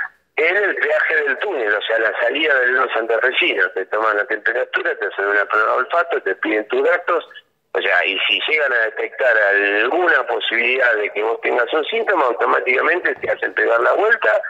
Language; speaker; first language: Spanish; native; Spanish